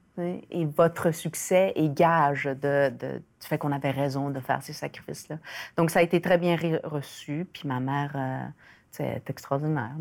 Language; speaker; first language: French; early bilingual, other home language; Spanish